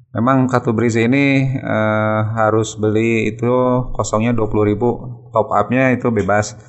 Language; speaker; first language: Indonesian; native; Indonesian